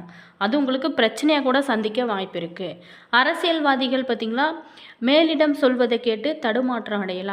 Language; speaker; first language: Tamil; native; Tamil